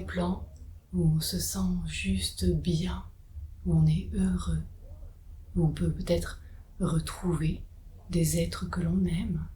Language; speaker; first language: French; native; French